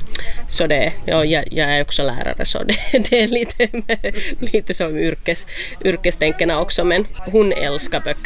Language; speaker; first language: Swedish; non-native, local second language; Finnish